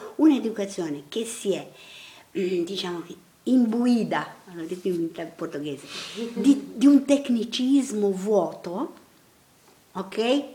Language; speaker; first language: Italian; non-native, fluent; Portuguese